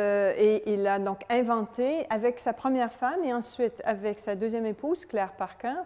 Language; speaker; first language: French; native; French